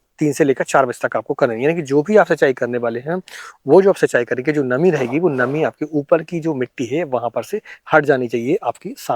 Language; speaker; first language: Hindi; native; Hindi